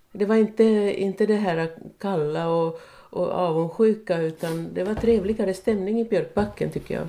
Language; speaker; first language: Swedish; non-native, local second language; Finnish